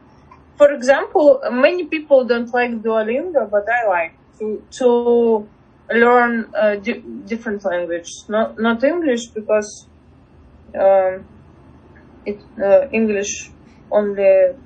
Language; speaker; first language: English; non-native, fluent; Russian